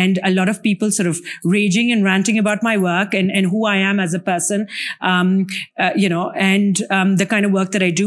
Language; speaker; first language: English; non-native, local second language; Urdu